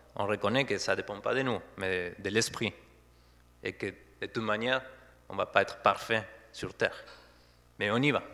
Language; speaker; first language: French; non-native, fluent; Spanish